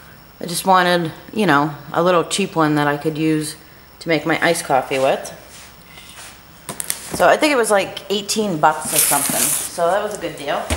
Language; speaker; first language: English; native; English